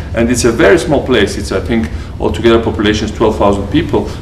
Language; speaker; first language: English; non-native, fluent; Georgian